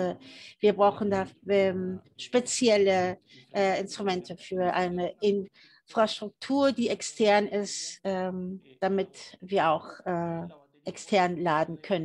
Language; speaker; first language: German; early bilingual, heritage; German